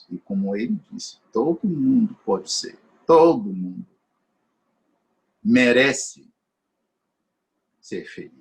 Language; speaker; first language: Portuguese; non-native, fluent; English